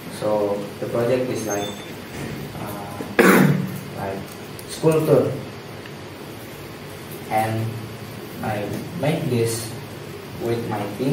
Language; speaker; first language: English; non-native, learner; Indonesian